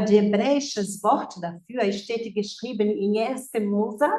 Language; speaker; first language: German; non-native, fluent; Portuguese